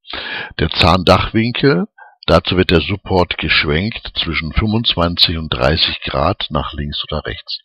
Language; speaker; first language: German; native; German